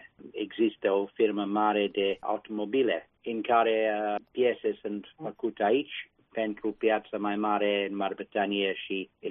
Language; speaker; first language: Romanian; non-native, fluent; English